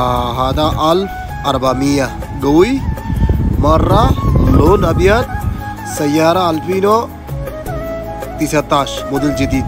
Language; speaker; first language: Arabic; non-native, learner; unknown